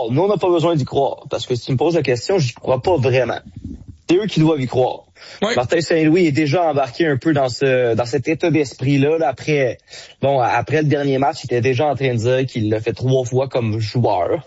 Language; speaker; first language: French; native; French